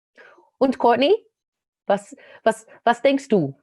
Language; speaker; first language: German; non-native, fluent; English